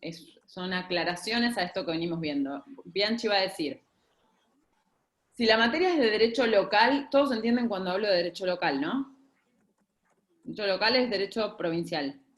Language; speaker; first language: Spanish; native; Spanish